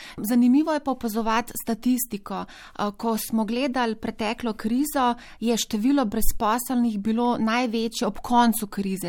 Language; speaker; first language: Slovenian; native; Slovenian